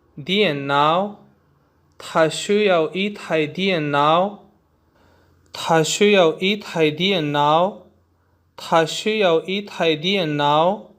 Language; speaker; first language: Chinese; non-native, learner; Urdu